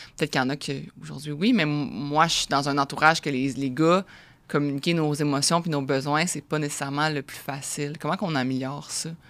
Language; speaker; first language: French; native; French